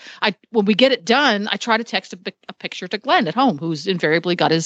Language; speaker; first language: English; native; English